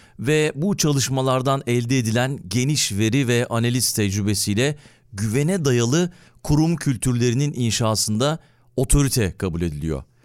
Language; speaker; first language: Turkish; early bilingual, heritage; Turkish